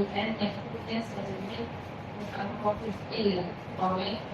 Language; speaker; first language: Arabic; non-native, learner; Malay